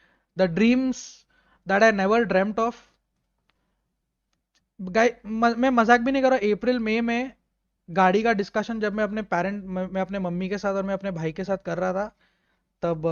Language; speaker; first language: Hindi; native; Hindi